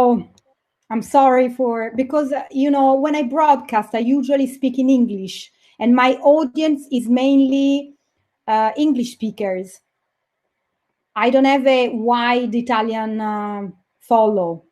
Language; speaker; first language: English; non-native, fluent; Italian